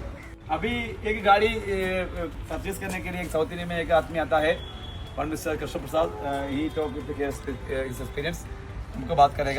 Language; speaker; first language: Hindi; non-native, local second language; Malayalam